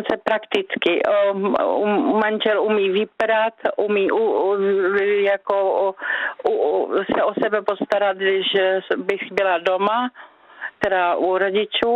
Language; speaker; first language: Czech; native; Czech